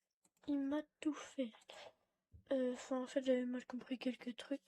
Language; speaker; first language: French; native; French